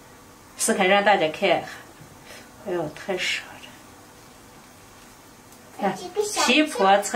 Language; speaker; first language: Chinese; native; Chinese